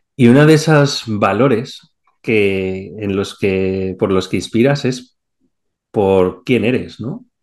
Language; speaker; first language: Spanish; native; Spanish